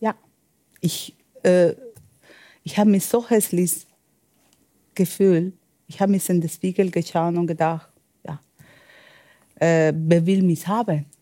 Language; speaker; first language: German; non-native, learner; Spanish